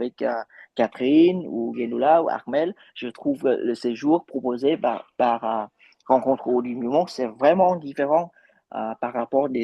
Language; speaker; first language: French; non-native, fluent; Vietnamese